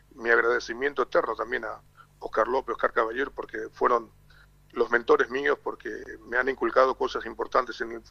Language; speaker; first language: Spanish; native; Spanish